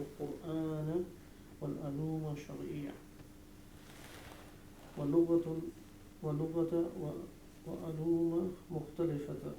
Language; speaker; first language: Arabic; non-native, learner; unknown